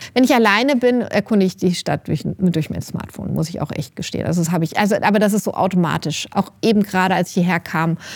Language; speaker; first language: German; native; German